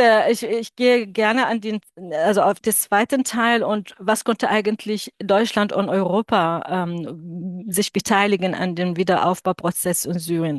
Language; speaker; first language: German; non-native, fluent; Arabic